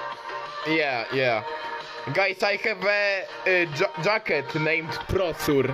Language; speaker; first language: English; non-native, fluent; Polish